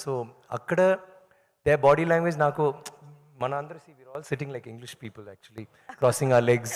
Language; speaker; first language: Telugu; non-native, learner; Tamil